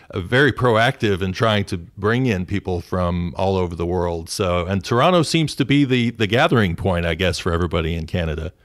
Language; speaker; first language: English; native; English